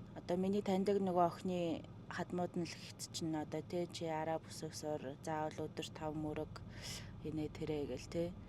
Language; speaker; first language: Mongolian; native; Mongolian